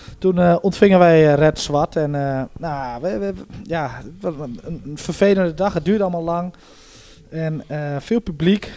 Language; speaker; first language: Dutch; native; Dutch